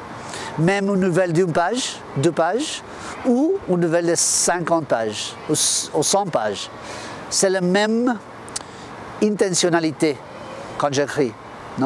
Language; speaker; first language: French; non-native, fluent; Spanish